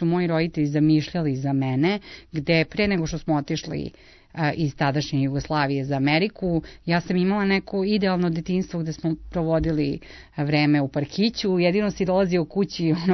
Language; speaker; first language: Serbian; early bilingual, heritage; Serbian